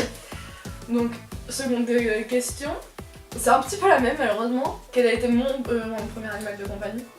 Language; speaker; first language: French; native; French